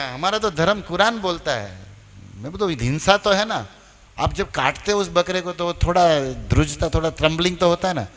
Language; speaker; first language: Hindi; non-native, local second language; Gujarati